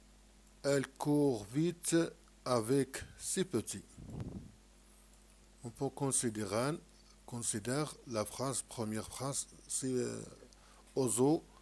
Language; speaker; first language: French; non-native, local second language; Arabic